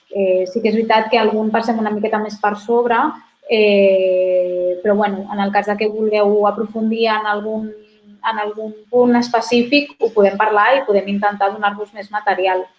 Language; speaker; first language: Catalan; native; Catalan